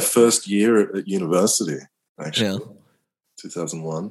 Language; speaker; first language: English; native; English